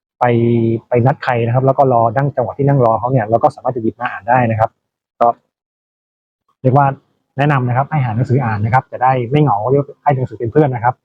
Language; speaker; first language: Thai; native; Thai